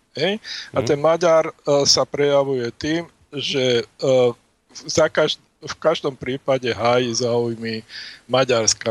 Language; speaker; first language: Slovak; native; Slovak